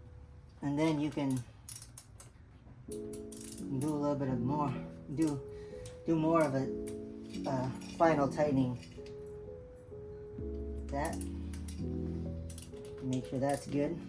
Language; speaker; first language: English; native; English